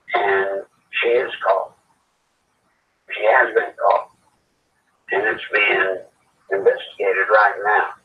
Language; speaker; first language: English; native; English